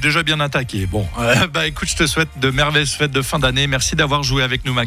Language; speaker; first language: French; native; French